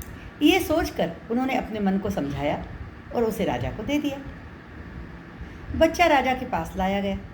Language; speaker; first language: Hindi; native; Hindi